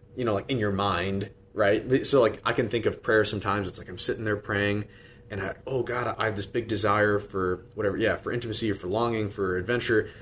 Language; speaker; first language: English; native; English